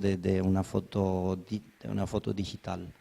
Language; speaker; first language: Spanish; non-native, fluent; German